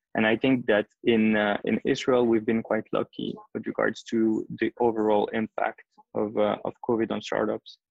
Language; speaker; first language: English; non-native, fluent; French